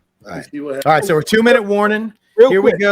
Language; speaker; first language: English; native; English